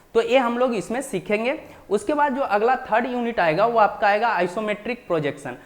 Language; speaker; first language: Hindi; native; Hindi